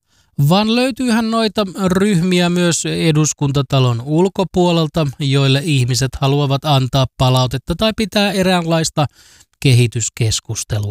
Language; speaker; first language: Finnish; native; Finnish